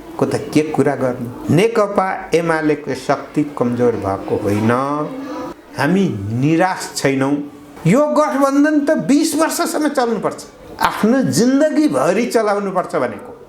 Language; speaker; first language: Nepali; native; Nepali